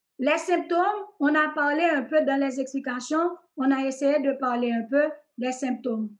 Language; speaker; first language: French; non-native, local second language; Haitian Creole